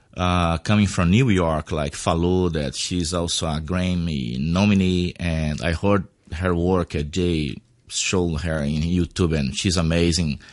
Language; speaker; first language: English; non-native, fluent; Portuguese